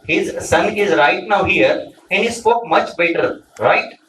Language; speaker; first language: Hindi; non-native, local second language; Marathi